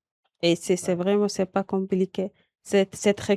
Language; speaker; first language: French; non-native, learner; Arabic